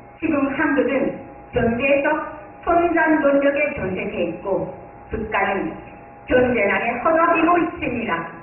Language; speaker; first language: Korean; non-native, fluent; Japanese